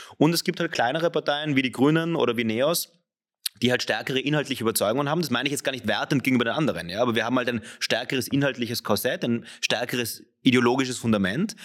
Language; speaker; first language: German; native; German